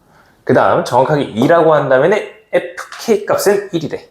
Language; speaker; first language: Korean; native; Korean